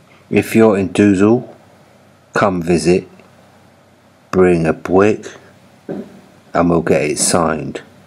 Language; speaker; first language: English; native; English